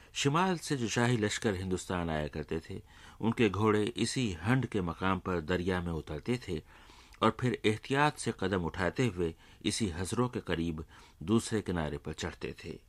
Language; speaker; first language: Urdu; native; Urdu